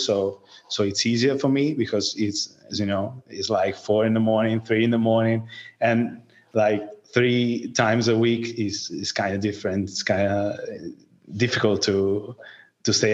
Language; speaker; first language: English; non-native, fluent; Italian